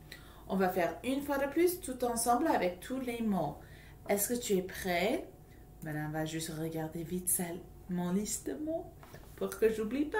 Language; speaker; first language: French; non-native, fluent; English